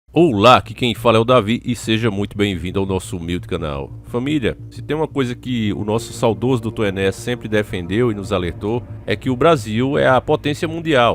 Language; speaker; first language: Portuguese; native; Portuguese